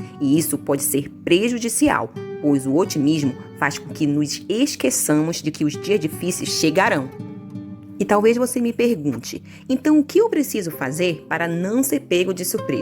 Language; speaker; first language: Portuguese; native; Portuguese